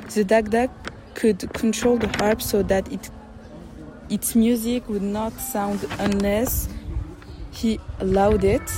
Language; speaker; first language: English; non-native, learner; French